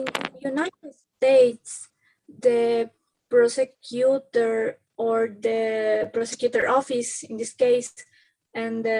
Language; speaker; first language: English; non-native, learner; Spanish